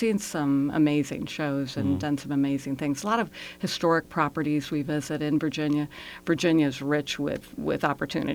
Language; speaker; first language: English; native; English